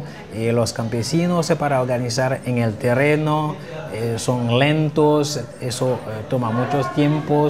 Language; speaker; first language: Spanish; non-native, fluent; Haitian Creole